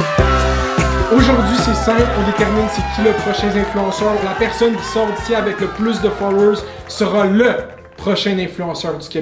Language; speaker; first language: French; native; French